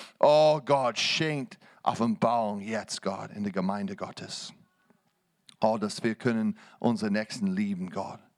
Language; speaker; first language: German; non-native, fluent; English